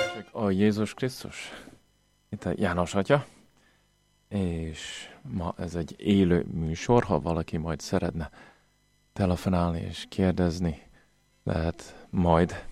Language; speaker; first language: Hungarian; non-native, fluent; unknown